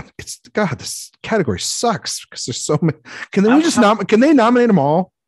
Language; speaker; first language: English; native; English